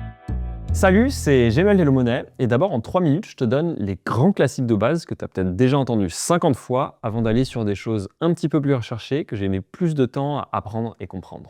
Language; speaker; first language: French; native; French